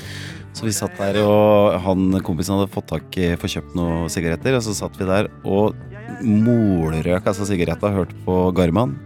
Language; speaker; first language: Norwegian; native; Norwegian